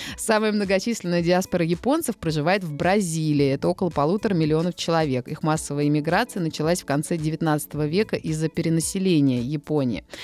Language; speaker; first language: Russian; native; Russian